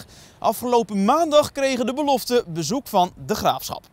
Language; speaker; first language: Dutch; native; Dutch